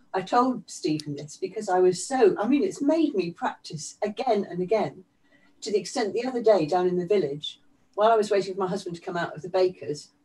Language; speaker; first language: English; native; English